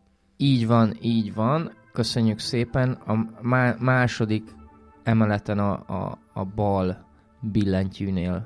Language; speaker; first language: Hungarian; native; Hungarian